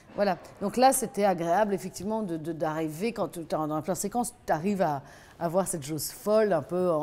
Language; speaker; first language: French; native; French